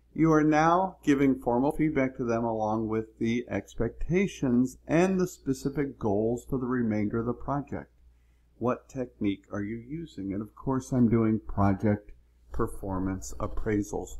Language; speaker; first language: English; native; English